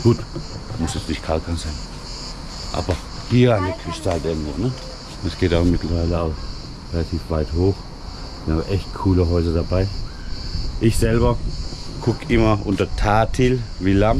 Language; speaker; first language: German; native; German